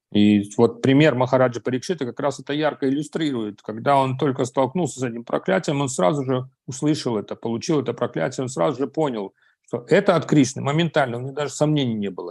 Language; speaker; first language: Russian; native; Russian